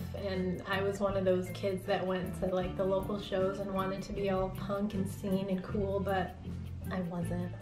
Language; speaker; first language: English; native; English